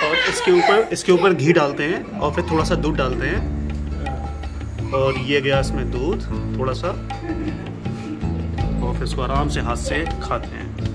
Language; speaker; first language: Hindi; native; Hindi